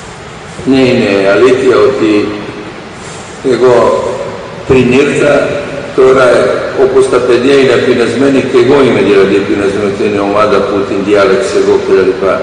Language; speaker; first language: Greek; non-native, fluent; Serbian